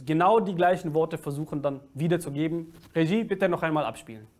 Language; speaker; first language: German; native; German